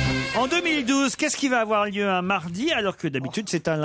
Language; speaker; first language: French; native; French